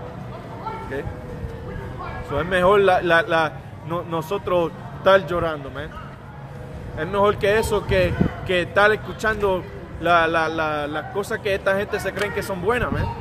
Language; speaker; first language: Spanish; early bilingual, heritage; Spanish